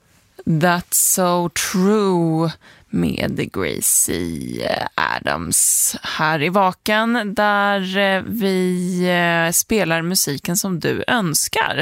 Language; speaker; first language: Swedish; native; Swedish